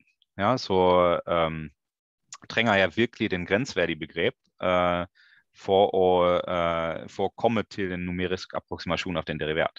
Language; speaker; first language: Norwegian; non-native, fluent; German